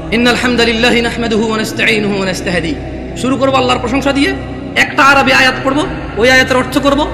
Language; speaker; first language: Bangla; early bilingual, heritage; Bangla